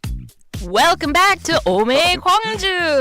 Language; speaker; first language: English; native; English